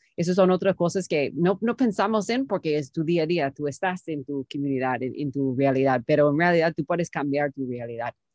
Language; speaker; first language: Spanish; non-native, fluent; English